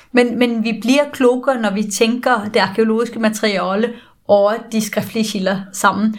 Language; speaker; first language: Danish; native; Danish